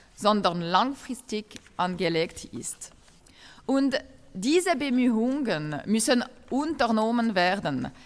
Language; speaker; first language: German; non-native, local second language; French